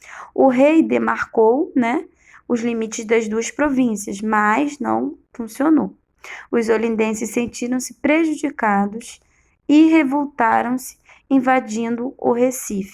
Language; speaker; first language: Portuguese; native; Portuguese